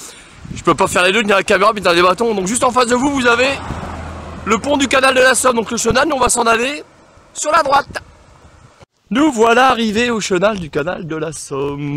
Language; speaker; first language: French; native; French